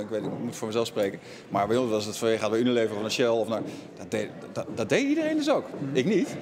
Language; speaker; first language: Dutch; native; Dutch